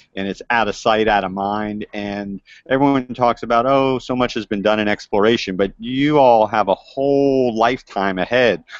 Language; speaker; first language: English; native; English